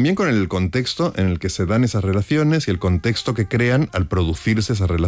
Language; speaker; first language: Spanish; native; Spanish